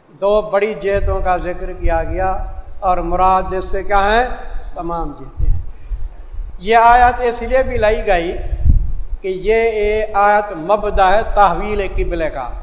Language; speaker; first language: Urdu; non-native, local second language; Saraiki